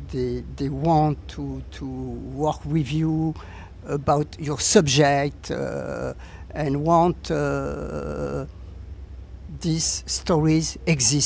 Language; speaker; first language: English; non-native, learner; French